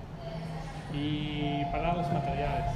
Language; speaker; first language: Spanish; non-native, learner; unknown